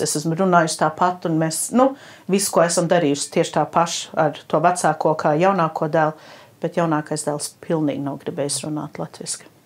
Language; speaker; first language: Latvian; early bilingual, heritage; Latvian